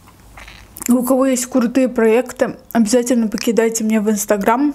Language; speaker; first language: Russian; native; Russian